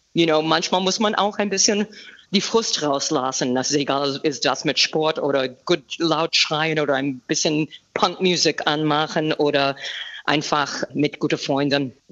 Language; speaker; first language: German; non-native, fluent; English